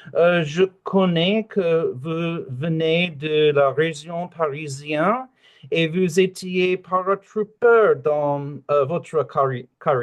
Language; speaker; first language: French; non-native, learner; English